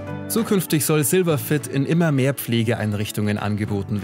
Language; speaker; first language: German; native; German